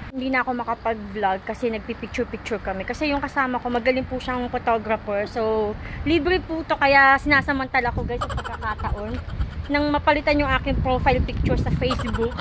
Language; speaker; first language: Filipino; native; Filipino